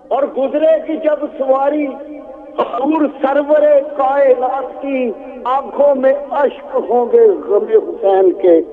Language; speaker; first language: Urdu; native; Urdu